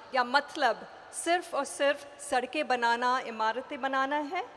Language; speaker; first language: Hindi; native; Hindi